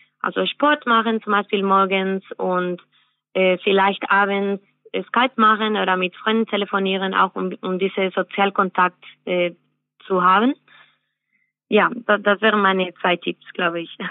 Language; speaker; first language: German; non-native, fluent; Spanish